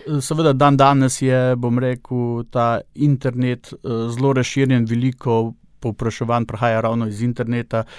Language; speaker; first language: Slovenian; native; Slovenian